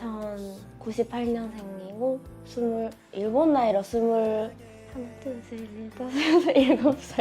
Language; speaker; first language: Korean; non-native, learner; Japanese